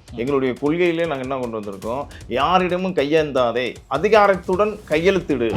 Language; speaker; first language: Tamil; native; Tamil